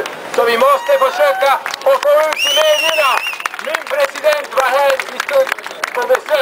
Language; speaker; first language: Swedish; non-native, learner; Spanish